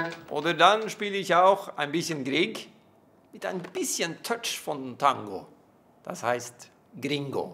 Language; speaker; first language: German; non-native, fluent; Norwegian